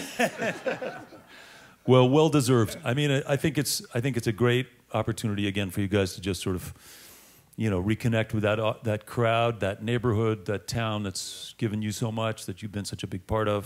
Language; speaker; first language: English; native; English